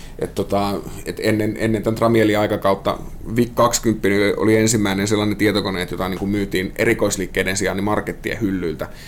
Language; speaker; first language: Finnish; native; Finnish